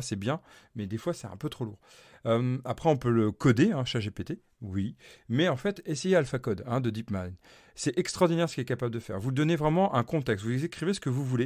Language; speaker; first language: French; native; French